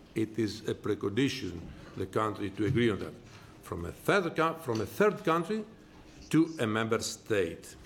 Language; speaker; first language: English; non-native, fluent; Greek